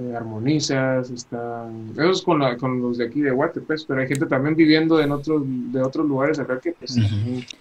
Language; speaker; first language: Spanish; native; Spanish